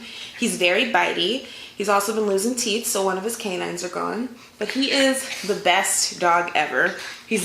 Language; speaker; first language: English; native; English